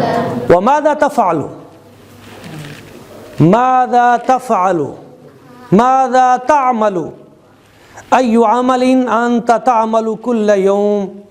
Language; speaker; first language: Arabic; non-native, fluent; Urdu